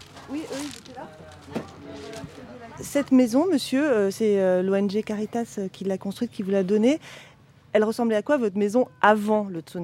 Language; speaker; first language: French; native; French